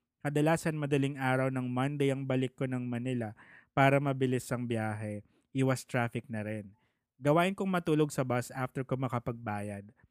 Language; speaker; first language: Filipino; native; Filipino